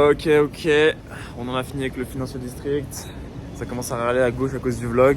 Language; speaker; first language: French; native; French